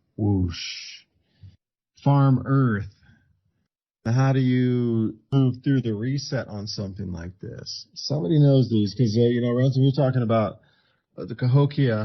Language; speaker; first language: English; native; English